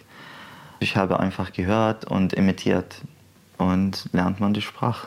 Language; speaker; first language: German; non-native, fluent; Arabic